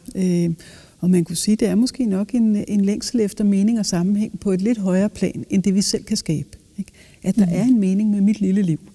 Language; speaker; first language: Danish; native; Danish